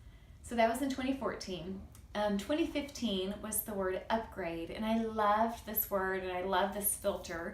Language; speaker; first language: English; native; English